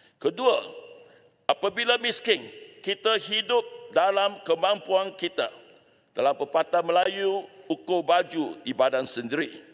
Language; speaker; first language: Malay; non-native, local second language; Chinese